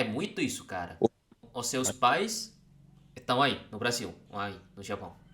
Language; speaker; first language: Portuguese; non-native, learner; Indonesian